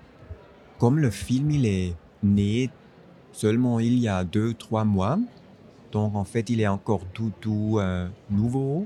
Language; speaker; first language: French; non-native, fluent; German